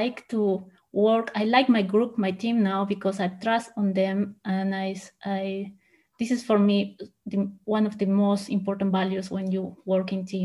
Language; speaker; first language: English; non-native, fluent; Spanish